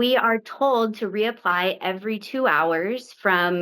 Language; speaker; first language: English; native; English